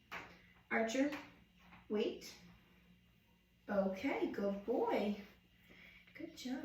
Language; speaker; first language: English; native; English